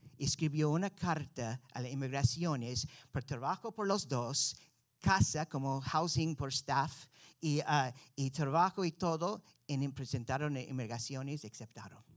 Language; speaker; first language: Spanish; non-native, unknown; English